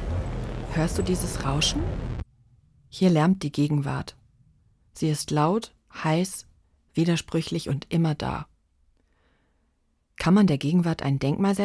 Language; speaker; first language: German; native; German